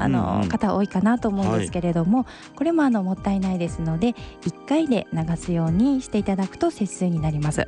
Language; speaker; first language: Japanese; native; Japanese